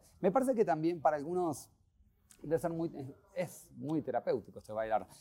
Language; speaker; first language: Spanish; native; Spanish